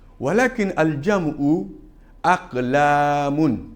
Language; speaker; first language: Arabic; non-native, fluent; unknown